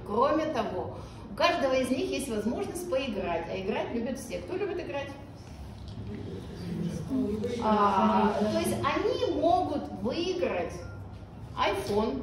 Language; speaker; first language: Russian; native; Russian